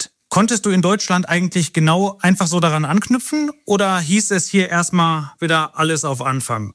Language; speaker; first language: German; native; German